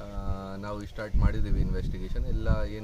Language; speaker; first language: Kannada; non-native, learner; Hindi